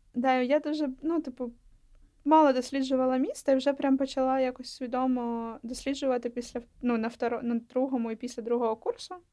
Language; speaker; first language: Ukrainian; non-native, local second language; Russian